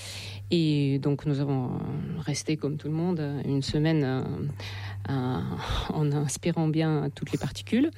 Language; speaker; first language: French; non-native, fluent; Russian